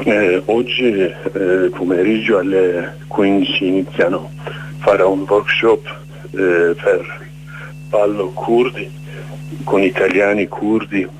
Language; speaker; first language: Italian; non-native, learner; Kurdish